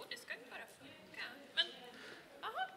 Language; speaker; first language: Swedish; native; Swedish